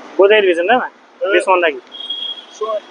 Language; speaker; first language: Turkish; non-native, fluent; Hindi